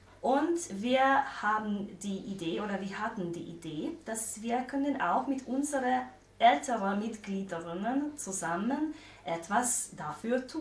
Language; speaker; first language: German; non-native, fluent; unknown